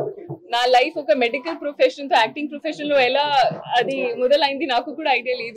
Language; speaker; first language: Telugu; non-native, fluent; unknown